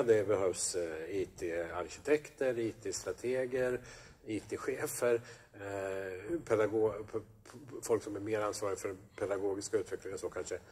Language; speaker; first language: Swedish; native; Swedish